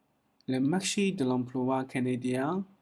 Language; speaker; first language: French; non-native, learner; Chinese